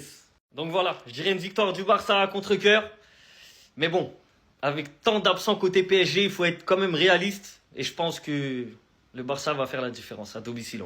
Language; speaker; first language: French; native; French